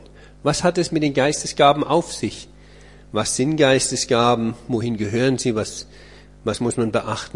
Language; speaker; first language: German; native; German